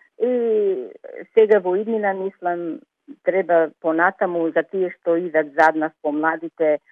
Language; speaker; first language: Macedonian; early bilingual, heritage; Macedonian